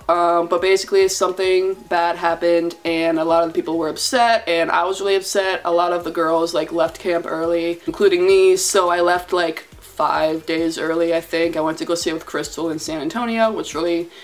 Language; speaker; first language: English; native; English